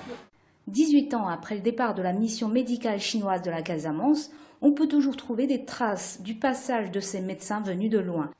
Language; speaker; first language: French; non-native, fluent; Chinese